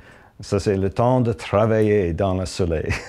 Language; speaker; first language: French; non-native, local second language; English